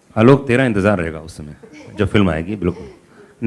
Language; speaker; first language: Hindi; native; Hindi